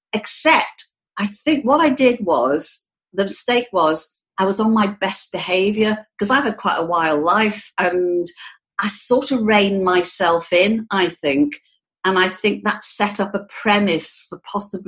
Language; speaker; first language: English; native; English